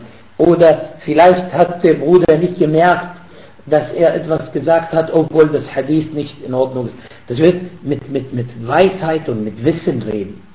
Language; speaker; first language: German; non-native, fluent; Arabic